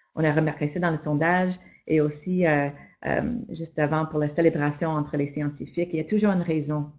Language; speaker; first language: French; non-native, fluent; English